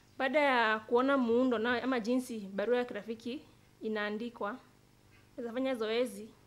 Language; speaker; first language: Swahili; non-native, local second language; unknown